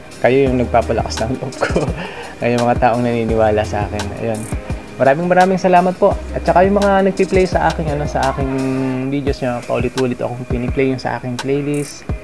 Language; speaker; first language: Filipino; non-native, local second language; Bikol